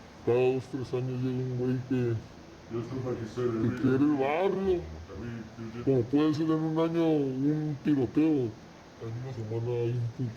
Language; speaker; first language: Spanish; native; Spanish